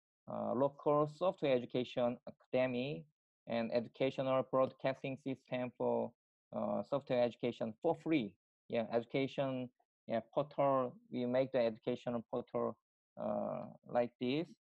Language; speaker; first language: English; non-native, learner; Korean